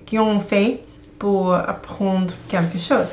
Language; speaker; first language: French; non-native, learner; English